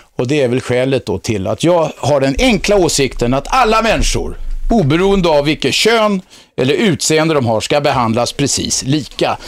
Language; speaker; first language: Swedish; native; Swedish